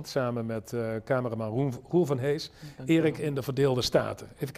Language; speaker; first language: Dutch; native; Dutch